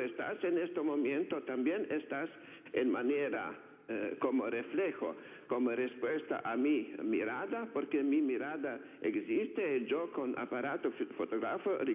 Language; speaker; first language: Spanish; non-native, fluent; Slovenian